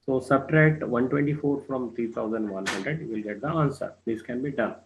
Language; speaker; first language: English; non-native, local second language; Kannada